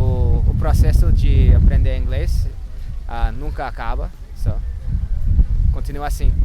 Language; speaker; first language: Portuguese; non-native, learner; English